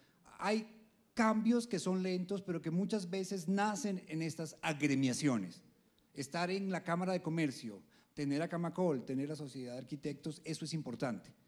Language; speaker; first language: Spanish; native; Spanish